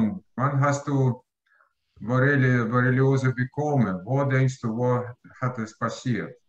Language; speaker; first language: German; non-native, learner; Russian